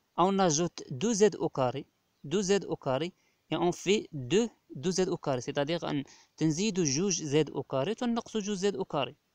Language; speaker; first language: French; non-native, local second language; Arabic